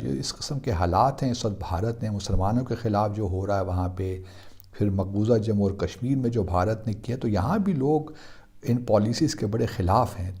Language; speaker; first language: Urdu; native; Urdu